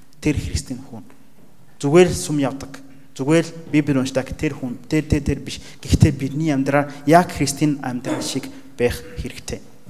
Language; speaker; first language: Mongolian; non-native, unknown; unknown